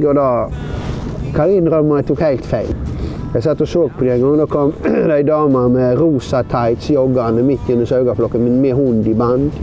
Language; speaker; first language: Norwegian; native; Norwegian